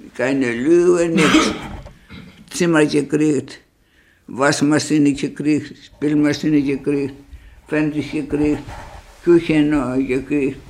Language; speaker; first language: German; non-native, learner; Greek